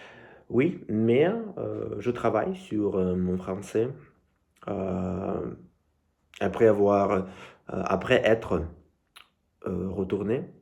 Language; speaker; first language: French; non-native, learner; Russian